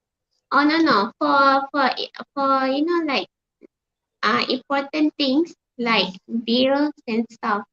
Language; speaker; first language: English; non-native, fluent; Malay